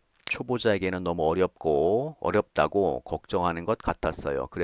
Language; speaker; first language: Korean; native; Korean